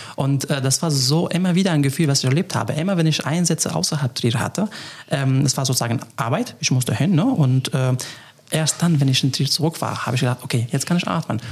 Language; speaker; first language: German; non-native, fluent; Arabic